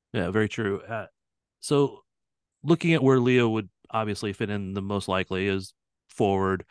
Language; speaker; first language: English; native; English